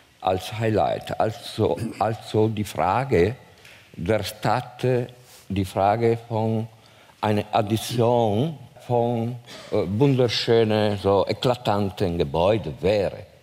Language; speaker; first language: German; non-native, fluent; Italian